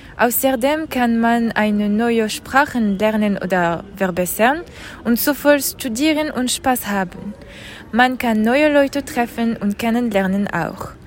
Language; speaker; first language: German; non-native, learner; French